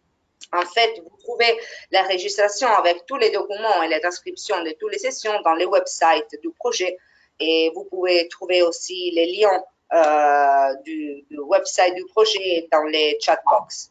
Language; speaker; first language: French; non-native, fluent; Italian